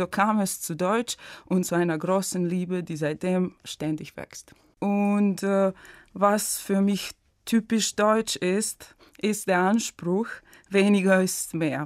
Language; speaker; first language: German; non-native, fluent; Serbian